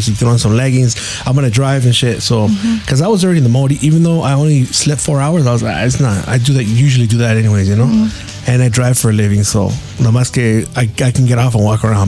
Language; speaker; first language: English; early bilingual, other home language; Spanish